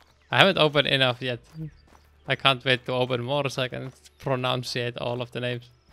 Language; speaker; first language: English; non-native, fluent; Finnish